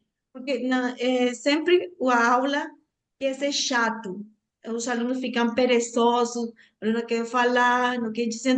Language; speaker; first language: Portuguese; non-native, learner; Spanish